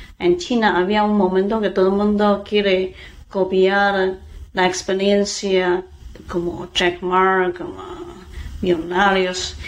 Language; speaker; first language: Spanish; non-native, fluent; Chinese